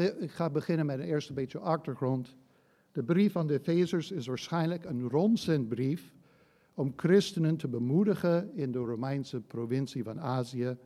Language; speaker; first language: Dutch; non-native, fluent; English